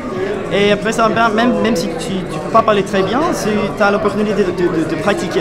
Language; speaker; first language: French; non-native, fluent; English